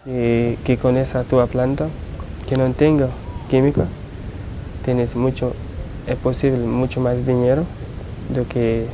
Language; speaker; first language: Spanish; non-native, learner; Portuguese